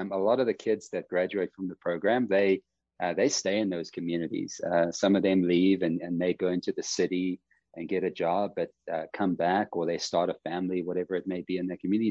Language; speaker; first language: English; native; English